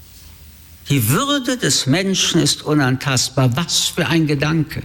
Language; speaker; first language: German; early bilingual, other home language; French